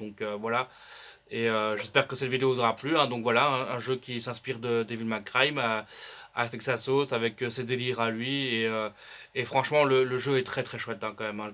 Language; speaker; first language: French; native; French